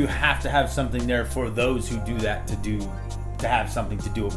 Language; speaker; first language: English; native; English